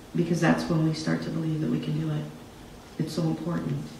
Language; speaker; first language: English; native; English